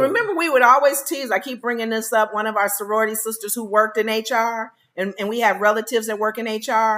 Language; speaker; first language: English; native; English